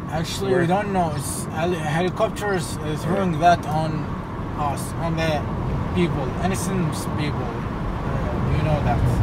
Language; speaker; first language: English; non-native, fluent; Arabic